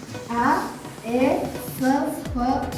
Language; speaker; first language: Russian; non-native, local second language; Kazakh